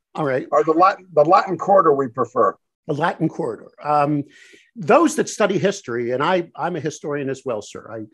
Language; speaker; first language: English; native; English